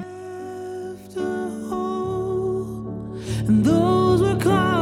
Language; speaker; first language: English; native; English